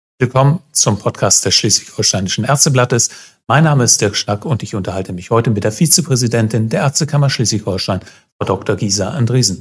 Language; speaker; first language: German; native; German